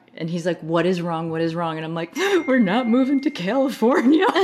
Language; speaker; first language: English; native; English